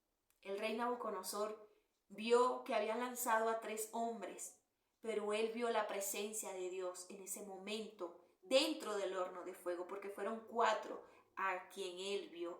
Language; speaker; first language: Spanish; native; Spanish